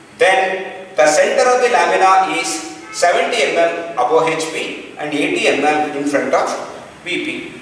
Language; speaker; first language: English; non-native, local second language; Kannada